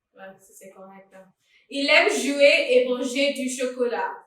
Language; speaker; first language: French; non-native, fluent; English